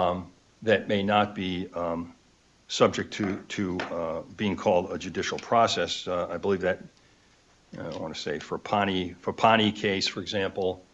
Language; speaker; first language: English; native; English